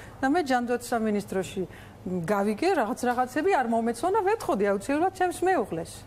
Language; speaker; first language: Georgian; non-native, fluent; Dutch